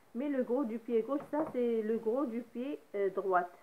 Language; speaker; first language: French; non-native, local second language; Arabic